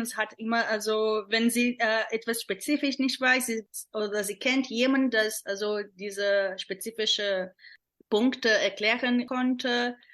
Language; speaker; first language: German; non-native, fluent; Portuguese